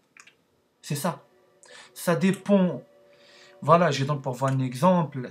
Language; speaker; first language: French; non-native, learner; Arabic